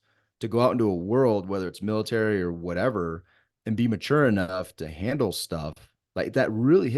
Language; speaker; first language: English; native; English